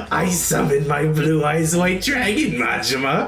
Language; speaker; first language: English; native; English